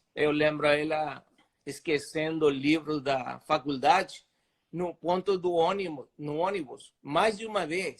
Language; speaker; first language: Portuguese; non-native, fluent; Spanish